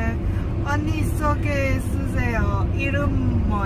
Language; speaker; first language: Korean; non-native, learner; Lao